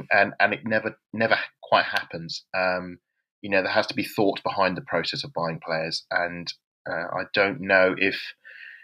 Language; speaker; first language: English; native; English